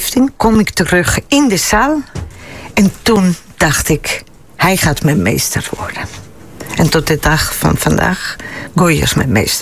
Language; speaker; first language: Dutch; non-native, fluent; Spanish